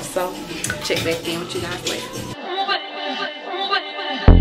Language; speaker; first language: English; native; English